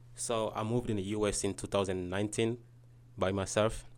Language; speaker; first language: English; non-native, learner; Lingala